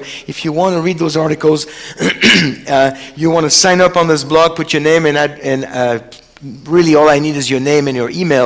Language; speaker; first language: English; non-native, fluent; French